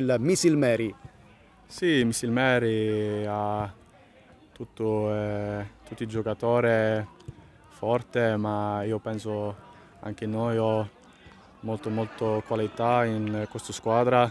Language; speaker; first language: Italian; non-native, learner; Swedish